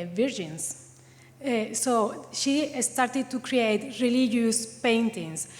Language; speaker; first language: English; non-native, fluent; Spanish